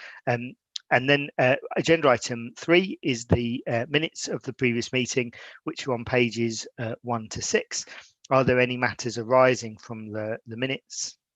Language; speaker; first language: English; native; English